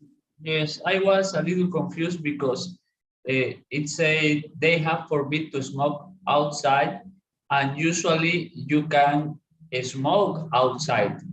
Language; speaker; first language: English; non-native, learner; Spanish